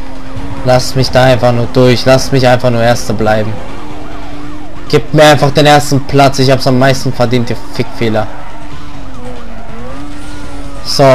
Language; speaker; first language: German; native; German